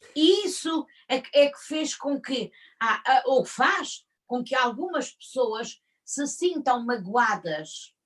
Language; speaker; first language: Portuguese; native; Portuguese